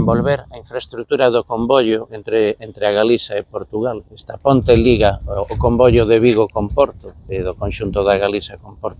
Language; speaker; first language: Galician; native; Galician